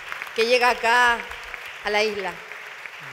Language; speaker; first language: Spanish; native; Spanish